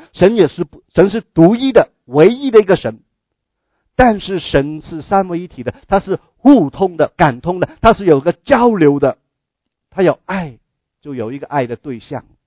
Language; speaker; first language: Chinese; non-native, local second language; Cantonese